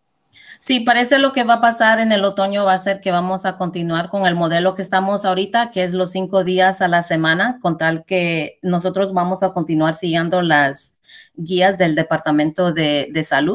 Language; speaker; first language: Spanish; early bilingual, heritage; Spanish